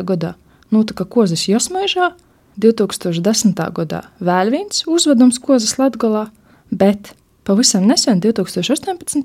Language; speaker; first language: Latvian; native; Latvian